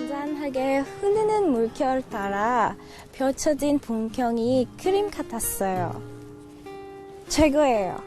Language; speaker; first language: Korean; non-native, fluent; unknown